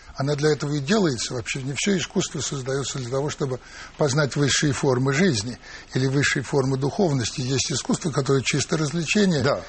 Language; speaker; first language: Russian; native; Russian